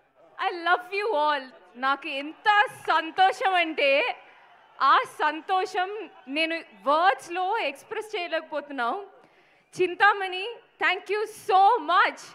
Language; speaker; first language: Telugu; non-native, fluent; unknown